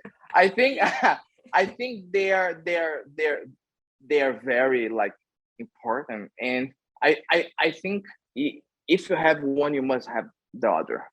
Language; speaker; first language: English; non-native, fluent; Portuguese